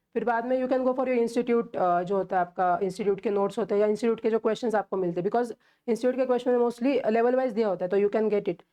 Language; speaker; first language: Hindi; non-native, local second language; Marathi